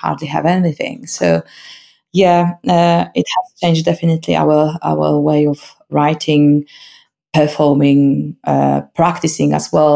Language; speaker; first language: English; non-native, fluent; Polish